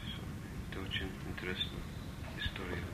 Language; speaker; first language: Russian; non-native, learner; English